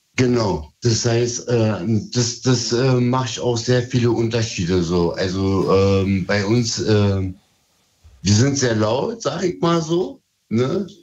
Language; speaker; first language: German; early bilingual, other home language; Turkish